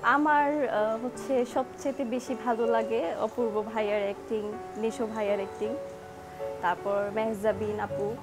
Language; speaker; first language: Bangla; early bilingual, heritage; Bangla